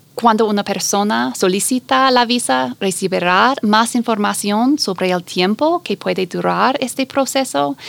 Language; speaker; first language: Spanish; non-native, fluent; English